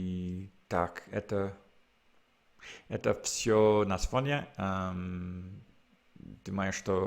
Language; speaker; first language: Russian; non-native, learner; English